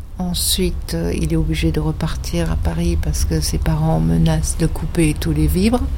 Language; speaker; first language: French; non-native, fluent; German